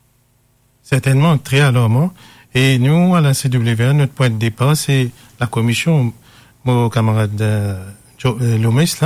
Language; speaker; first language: French; non-native, local second language; Morisyen